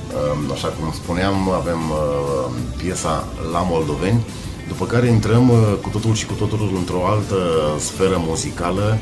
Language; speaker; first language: Romanian; native; Romanian